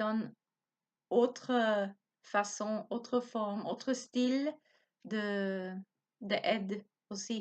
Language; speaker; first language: French; non-native, learner; Spanish